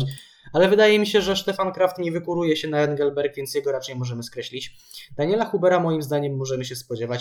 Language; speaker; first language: Polish; native; Polish